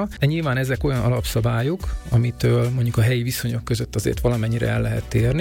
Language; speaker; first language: Hungarian; native; Hungarian